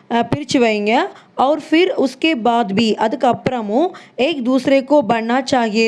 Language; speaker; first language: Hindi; non-native, local second language; Tamil